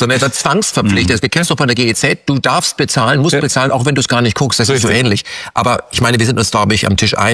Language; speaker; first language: German; native; German